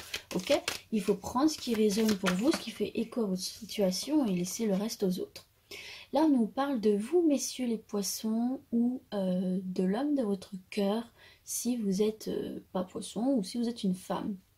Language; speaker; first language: French; native; French